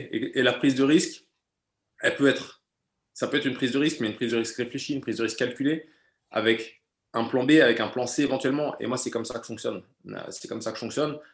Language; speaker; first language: French; native; French